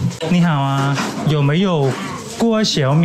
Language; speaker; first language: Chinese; non-native, learner; Thai